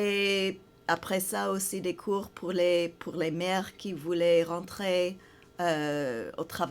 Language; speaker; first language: French; non-native, fluent; English